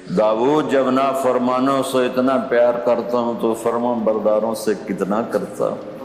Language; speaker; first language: Urdu; non-native, local second language; Punjabi